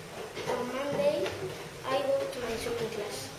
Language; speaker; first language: English; non-native, learner; Spanish